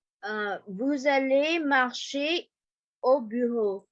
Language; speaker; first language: French; non-native, learner; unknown